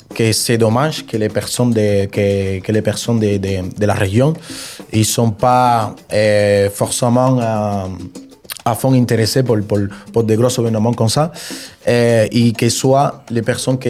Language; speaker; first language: French; non-native, fluent; Spanish